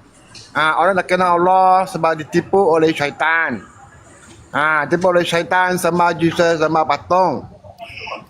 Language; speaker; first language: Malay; non-native, local second language; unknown